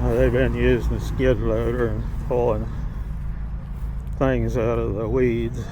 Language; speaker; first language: English; native; English